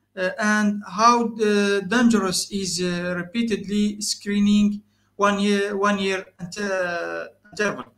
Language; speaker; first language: English; non-native, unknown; Arabic